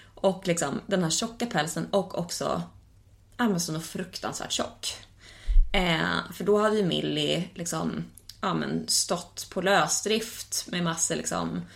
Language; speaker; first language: Swedish; native; Swedish